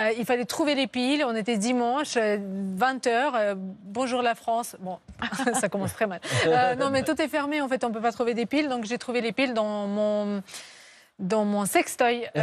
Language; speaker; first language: French; non-native, fluent; Russian